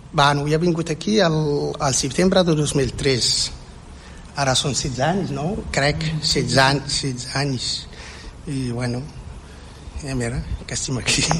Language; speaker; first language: Catalan; non-native, learner; Central Atlas Tamazight